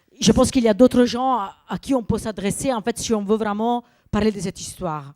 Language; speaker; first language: French; non-native, fluent; Italian